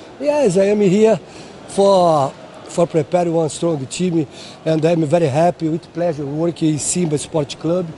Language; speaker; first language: English; non-native, learner; Portuguese